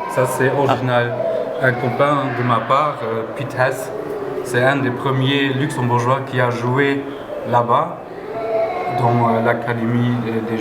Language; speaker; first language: French; non-native, local second language; Luxembourgish